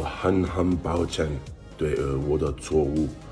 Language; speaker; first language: Chinese; non-native, learner; English